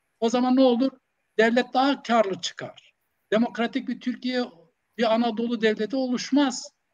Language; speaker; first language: Turkish; non-native, local second language; Zaza